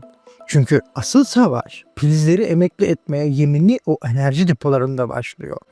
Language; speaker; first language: Turkish; native; Turkish